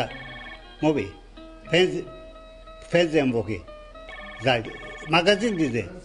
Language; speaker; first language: German; non-native, learner; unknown